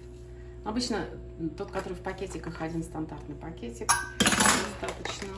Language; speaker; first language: Russian; native; Russian